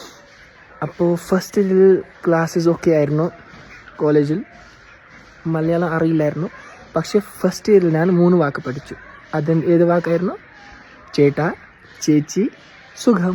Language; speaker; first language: Malayalam; non-native, local second language; Kashmiri